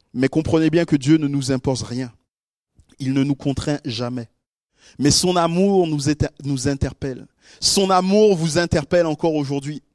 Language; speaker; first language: French; native; French